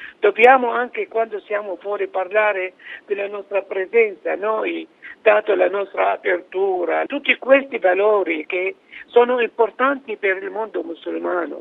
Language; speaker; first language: Italian; non-native, fluent; Arabic